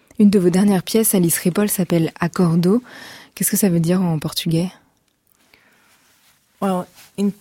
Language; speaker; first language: French; native; French